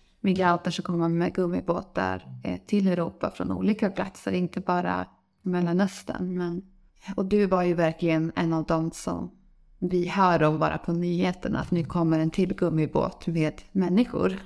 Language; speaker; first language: Swedish; native; Swedish